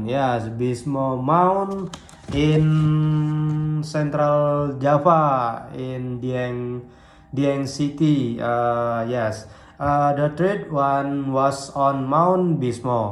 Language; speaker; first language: English; non-native, learner; Indonesian